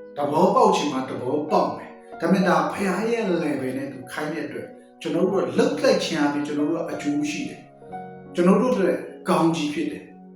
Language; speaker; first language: Burmese; non-native, local second language; Kachin